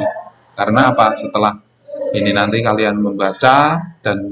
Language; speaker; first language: Indonesian; non-native, local second language; Javanese